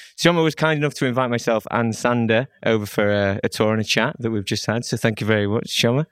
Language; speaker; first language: English; native; English